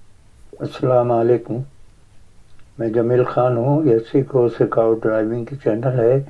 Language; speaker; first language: Urdu; native; Urdu